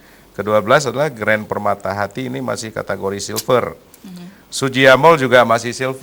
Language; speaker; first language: Malay; native; Malay